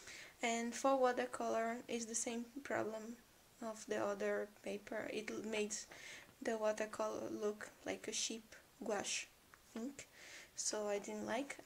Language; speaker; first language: English; non-native, fluent; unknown